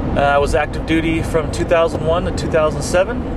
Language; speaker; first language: English; native; English